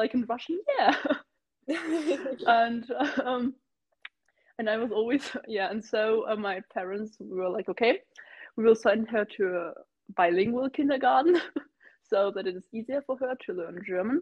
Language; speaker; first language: English; non-native, fluent; German